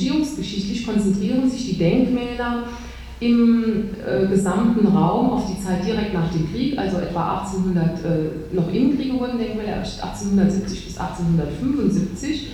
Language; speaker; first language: German; native; German